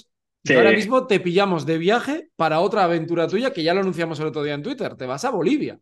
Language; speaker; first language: Spanish; native; Spanish